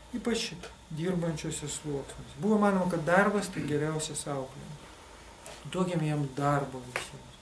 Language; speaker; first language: Lithuanian; non-native, local second language; Russian